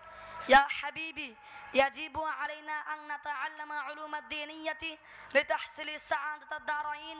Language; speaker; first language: Arabic; non-native, learner; Bangla